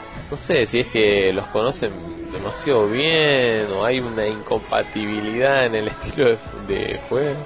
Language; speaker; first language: Spanish; native; Spanish